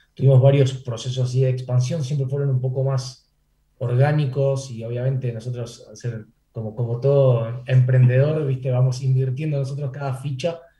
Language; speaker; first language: Spanish; native; Spanish